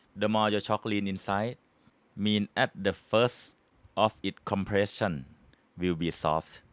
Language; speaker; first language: English; non-native, fluent; Thai